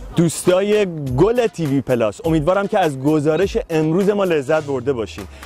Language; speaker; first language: Persian; native; Persian